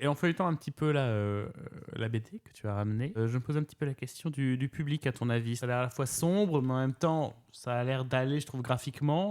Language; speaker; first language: French; native; French